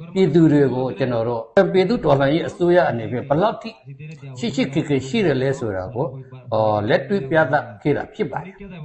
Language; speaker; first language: Burmese; native; Burmese